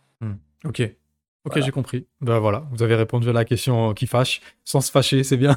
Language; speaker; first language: French; native; French